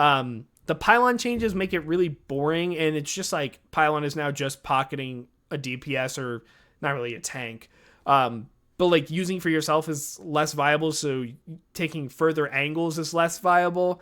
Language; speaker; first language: English; native; English